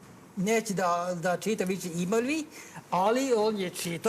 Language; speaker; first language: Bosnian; non-native, learner; Norwegian